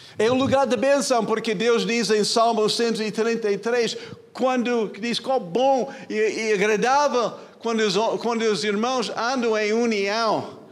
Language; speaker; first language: Portuguese; non-native, fluent; English